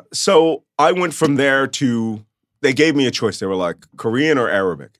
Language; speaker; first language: English; early bilingual, other home language; Yiddish